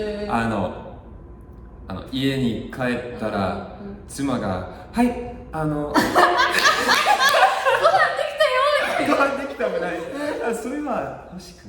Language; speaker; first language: Japanese; non-native, learner; English